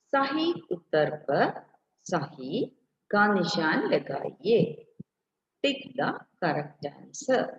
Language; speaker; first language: Hindi; non-native, local second language; Malayalam